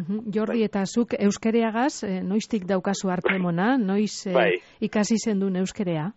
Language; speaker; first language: Basque; native; Basque